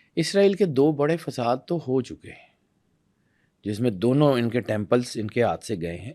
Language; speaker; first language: Urdu; non-native, local second language; Punjabi